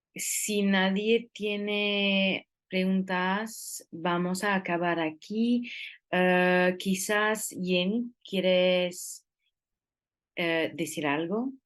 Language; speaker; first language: Spanish; non-native, fluent; French